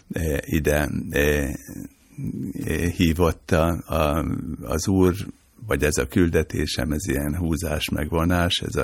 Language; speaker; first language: Hungarian; native; Hungarian